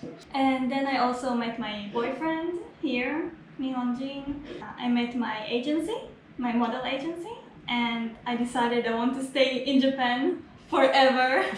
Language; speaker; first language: English; non-native, fluent; Hebrew